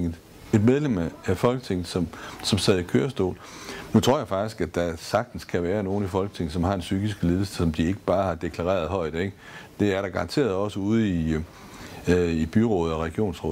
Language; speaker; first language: Danish; native; Danish